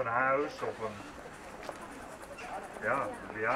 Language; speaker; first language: Dutch; native; Dutch